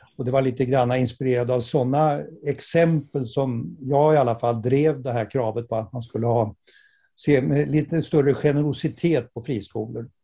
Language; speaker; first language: Swedish; native; Swedish